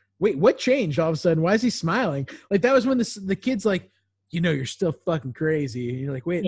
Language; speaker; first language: English; native; English